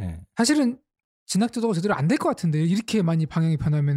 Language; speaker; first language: Korean; native; Korean